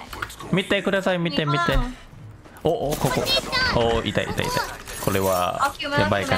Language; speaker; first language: Japanese; non-native, learner; Thai